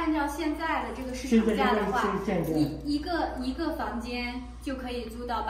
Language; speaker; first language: Chinese; native; Chinese